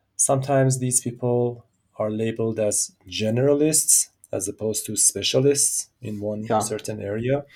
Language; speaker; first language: English; non-native, fluent; Persian